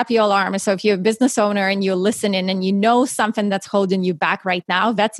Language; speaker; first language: English; non-native, fluent; Russian